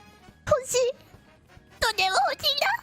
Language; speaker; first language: Japanese; non-native, learner; Indonesian